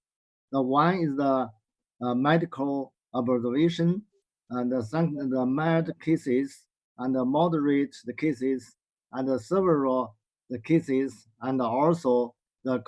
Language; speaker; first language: English; non-native, learner; Chinese